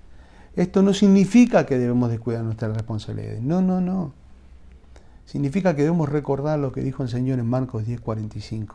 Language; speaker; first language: Spanish; native; Spanish